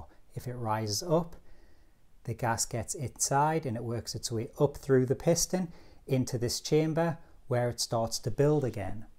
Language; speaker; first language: English; native; English